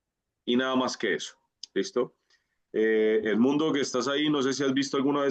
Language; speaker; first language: Spanish; native; Spanish